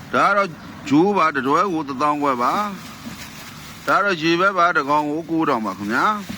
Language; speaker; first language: Burmese; native; Burmese